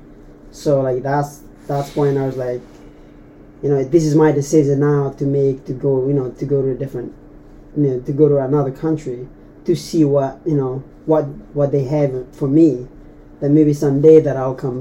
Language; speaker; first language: English; non-native, fluent; Tetum